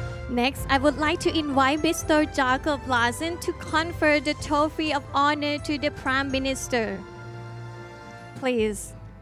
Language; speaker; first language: English; non-native, fluent; Thai